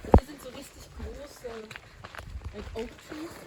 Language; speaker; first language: German; non-native, fluent; Korean